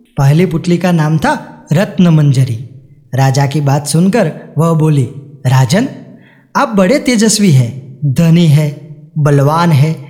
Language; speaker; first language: Hindi; non-native, local second language; Gujarati